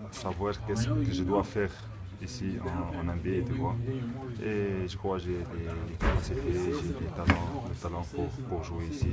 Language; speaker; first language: French; non-native, local second language; Arabic